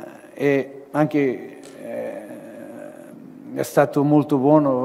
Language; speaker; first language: Italian; non-native, learner; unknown